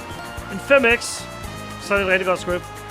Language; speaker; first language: Danish; native; Danish